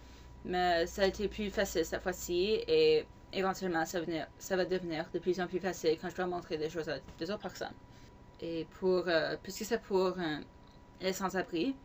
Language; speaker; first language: French; non-native, local second language; English